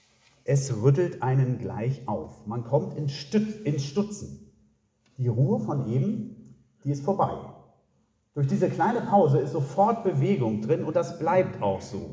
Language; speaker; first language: German; native; German